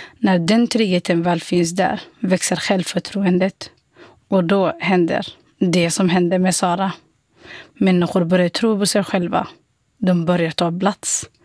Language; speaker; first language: Swedish; non-native, fluent; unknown